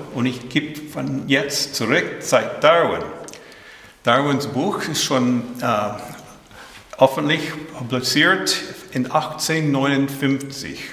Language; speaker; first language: German; early bilingual, heritage; German